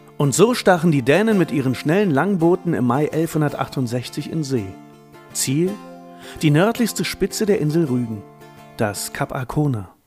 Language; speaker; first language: German; native; German